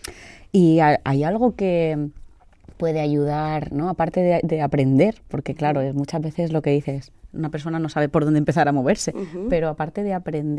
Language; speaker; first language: Spanish; native; Spanish